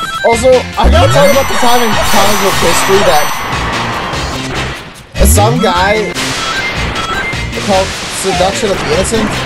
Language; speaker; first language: English; native; English